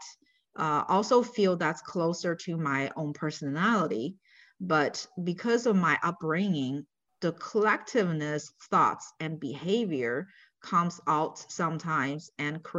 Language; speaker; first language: English; non-native, fluent; Chinese